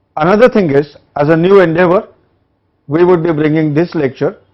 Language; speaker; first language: English; non-native, local second language; Marathi